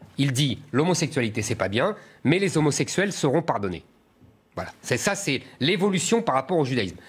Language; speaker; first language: French; native; French